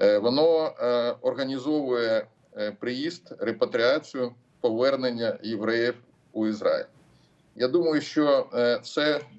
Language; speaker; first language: Ukrainian; non-native, local second language; Russian